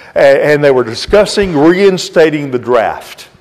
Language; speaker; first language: English; native; English